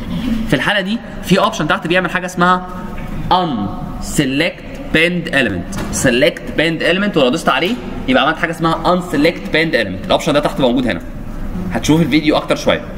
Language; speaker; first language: Arabic; native; Arabic